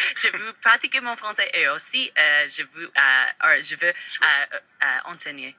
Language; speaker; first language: French; non-native, learner; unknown